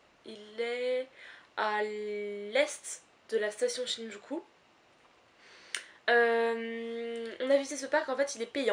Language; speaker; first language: French; native; French